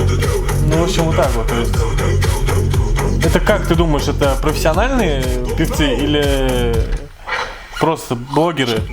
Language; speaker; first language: Russian; native; Russian